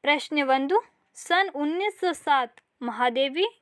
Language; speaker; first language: Hindi; non-native, local second language; Kannada